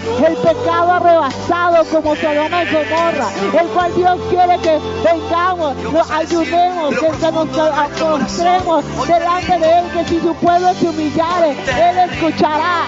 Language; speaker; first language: Spanish; native; Spanish